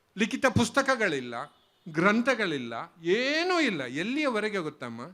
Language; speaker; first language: Kannada; non-native, local second language; Malayalam